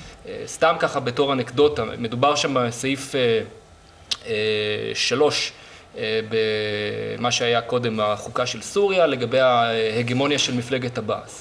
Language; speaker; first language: Hebrew; native; Hebrew